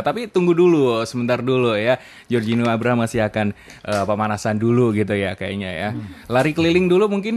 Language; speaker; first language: Indonesian; native; Indonesian